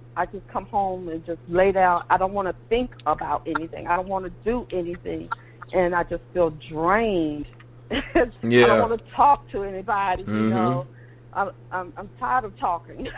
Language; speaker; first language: English; native; English